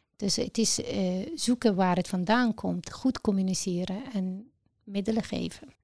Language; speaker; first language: Dutch; non-native, fluent; Arabic